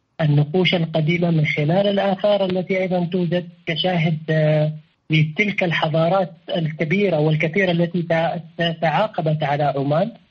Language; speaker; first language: Arabic; native; Arabic